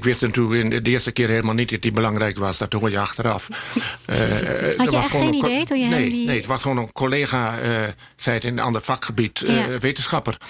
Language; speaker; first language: Dutch; native; Dutch